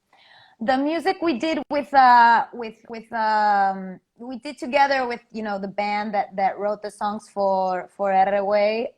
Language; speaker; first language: English; non-native, fluent; Spanish